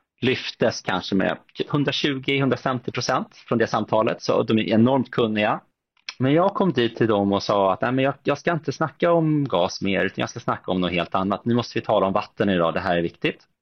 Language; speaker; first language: Swedish; native; Swedish